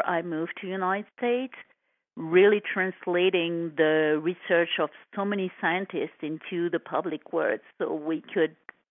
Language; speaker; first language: English; non-native, fluent; French